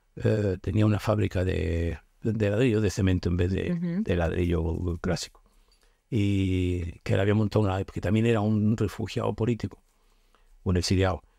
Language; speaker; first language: Spanish; native; Spanish